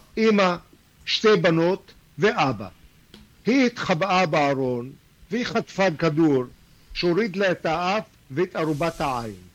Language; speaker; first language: Hebrew; non-native, local second language; Arabic